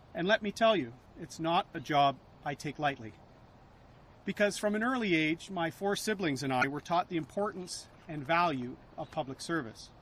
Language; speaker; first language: English; native; English